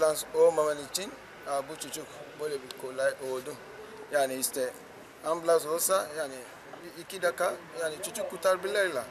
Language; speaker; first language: Turkish; non-native, learner; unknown